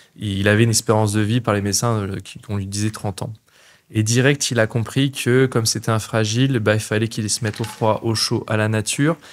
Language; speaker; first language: French; native; French